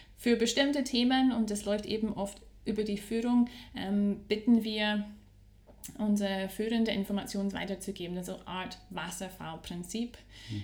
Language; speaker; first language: German; non-native, fluent; English